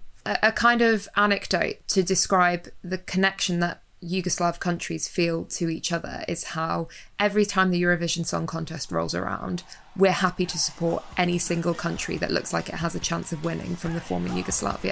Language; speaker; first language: English; native; English